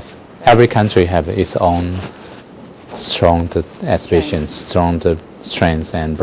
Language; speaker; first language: English; non-native, fluent; Chinese